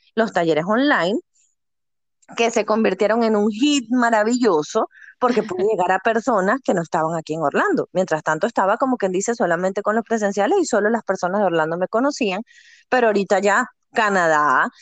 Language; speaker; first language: Spanish; native; Spanish